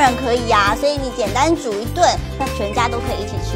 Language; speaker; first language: Chinese; native; Chinese